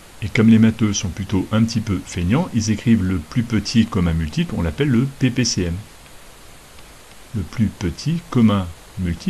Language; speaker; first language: French; native; French